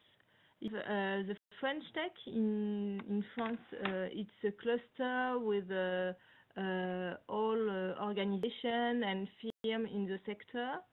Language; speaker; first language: English; non-native, learner; French